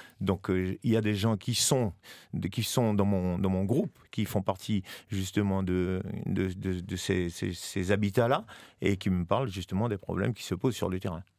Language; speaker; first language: French; native; French